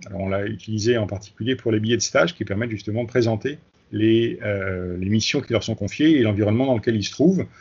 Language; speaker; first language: French; native; French